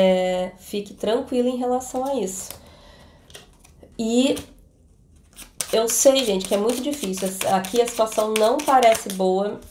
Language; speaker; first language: Portuguese; native; Portuguese